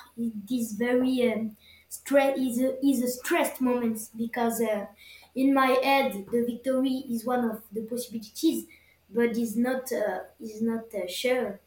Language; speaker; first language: English; non-native, learner; French